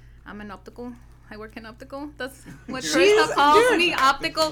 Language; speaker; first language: English; non-native, fluent; Spanish